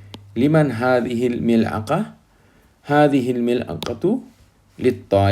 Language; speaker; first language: Arabic; non-native, fluent; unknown